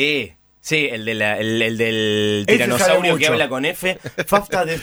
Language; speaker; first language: Spanish; native; Spanish